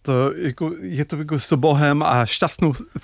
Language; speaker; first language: Czech; non-native, fluent; English